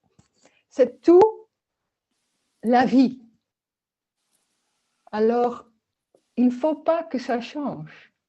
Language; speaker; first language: French; non-native, learner; Dutch